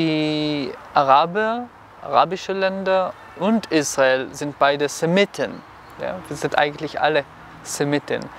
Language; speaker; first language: German; non-native, fluent; Hebrew